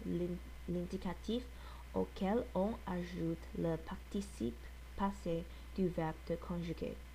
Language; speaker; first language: French; non-native, learner; English